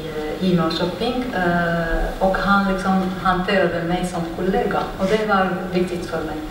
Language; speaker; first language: Swedish; non-native, fluent; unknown